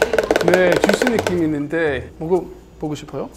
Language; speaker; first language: Korean; non-native, learner; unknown